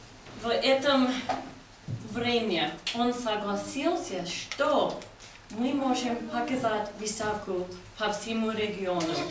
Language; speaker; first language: Russian; non-native, fluent; English